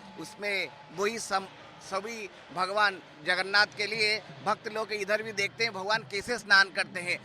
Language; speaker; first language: Hindi; non-native, local second language; Odia